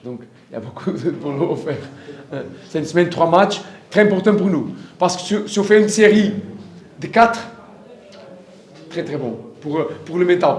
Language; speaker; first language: French; non-native, learner; Portuguese